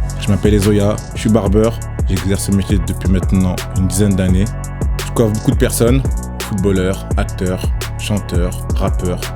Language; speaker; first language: French; native; French